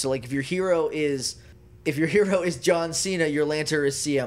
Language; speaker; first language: English; native; English